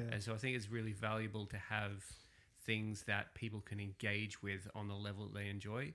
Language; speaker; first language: English; native; English